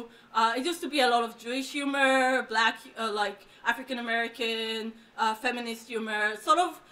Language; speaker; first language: English; non-native, fluent; Hebrew